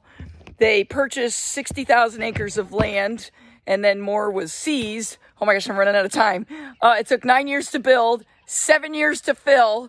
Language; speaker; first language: English; native; English